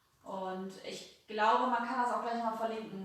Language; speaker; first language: German; native; German